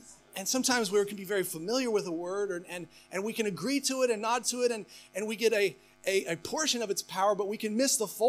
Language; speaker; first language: English; native; English